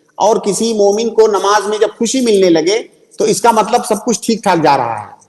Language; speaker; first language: Urdu; native; Urdu